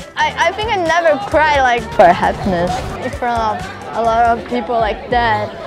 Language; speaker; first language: English; non-native, learner; Portuguese